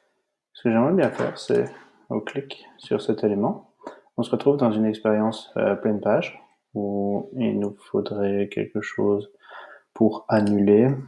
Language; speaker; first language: French; native; French